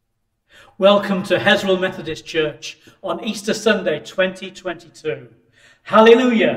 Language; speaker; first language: English; native; English